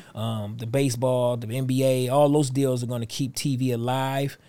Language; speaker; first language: English; native; English